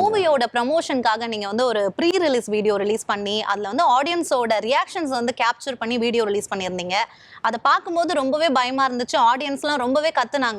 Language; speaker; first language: Tamil; native; Tamil